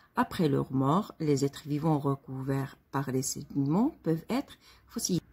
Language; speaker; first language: French; non-native, local second language; Arabic